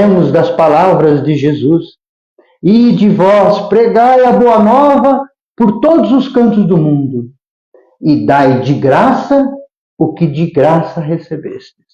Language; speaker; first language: Portuguese; native; Portuguese